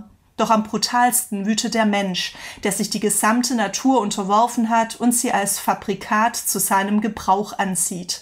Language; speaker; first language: German; native; German